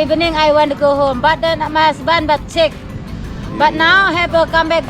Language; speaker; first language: English; non-native, learner; Sasak